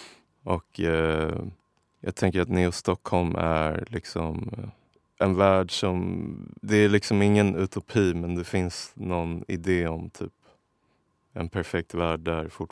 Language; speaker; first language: Swedish; native; Swedish